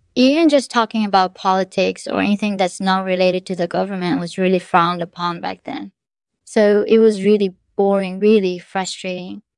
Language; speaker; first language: English; non-native, fluent; Korean